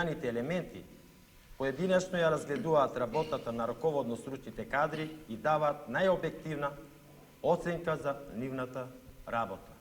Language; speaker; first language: Macedonian; native; Macedonian